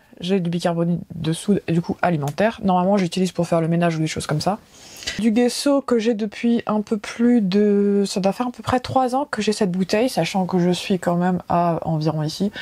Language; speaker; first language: French; early bilingual, other home language; Portuguese